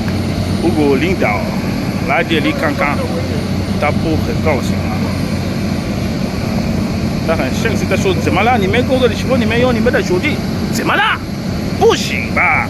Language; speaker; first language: Chinese; non-native, learner; French